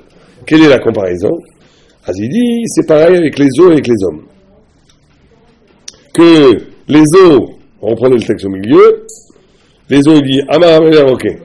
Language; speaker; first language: French; native; French